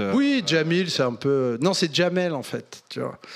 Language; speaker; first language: French; native; French